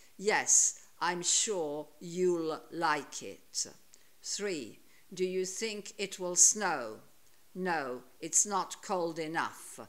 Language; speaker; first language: English; non-native, fluent; Italian